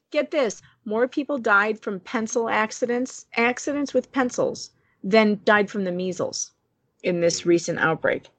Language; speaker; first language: English; native; English